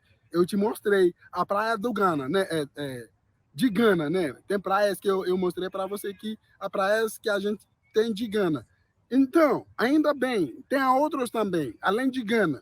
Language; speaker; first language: Portuguese; non-native, learner; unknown